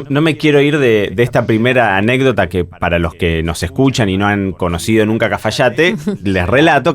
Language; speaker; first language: Spanish; native; Spanish